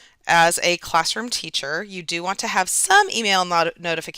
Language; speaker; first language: English; native; English